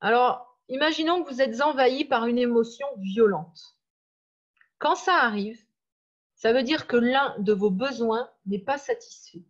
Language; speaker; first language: French; native; French